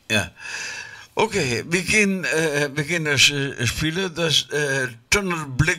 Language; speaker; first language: German; non-native, learner; Dutch